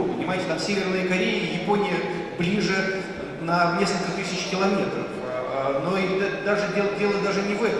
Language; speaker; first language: Russian; native; Russian